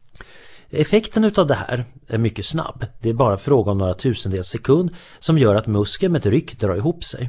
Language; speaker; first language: Swedish; native; Swedish